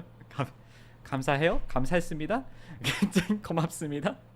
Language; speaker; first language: Korean; early bilingual, heritage; Korean